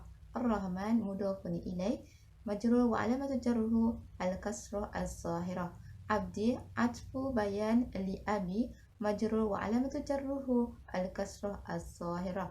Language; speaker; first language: Arabic; non-native, learner; Malay